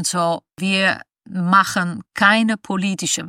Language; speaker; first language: German; non-native, fluent; Dutch